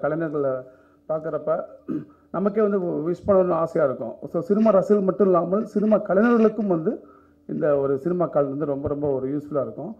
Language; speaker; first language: Tamil; native; Tamil